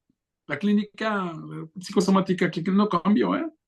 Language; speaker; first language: Spanish; non-native, fluent; French